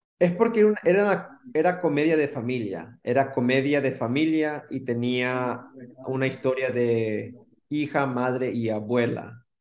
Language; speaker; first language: Spanish; early bilingual, heritage; Spanish